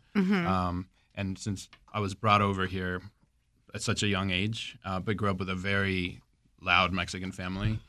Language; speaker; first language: English; early bilingual, other home language; Spanish